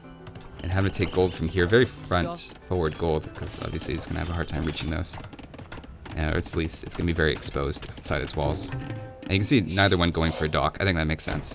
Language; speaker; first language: English; native; English